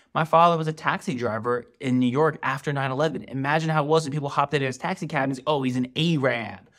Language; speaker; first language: English; native; English